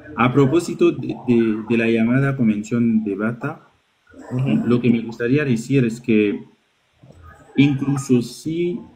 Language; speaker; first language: Spanish; non-native, learner; French